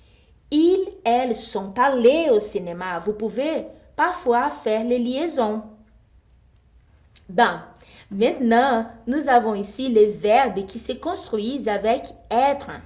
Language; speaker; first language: French; non-native, fluent; Portuguese